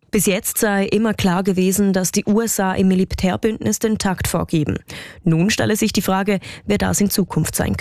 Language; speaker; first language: German; native; German